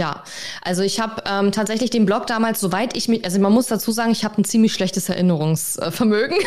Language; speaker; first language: German; native; German